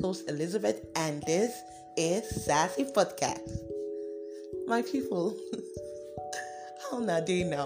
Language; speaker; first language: English; non-native, local second language; Igbo